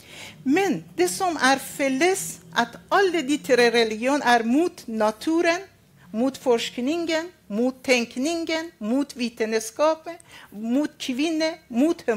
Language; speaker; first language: Norwegian; non-native, fluent; Arabic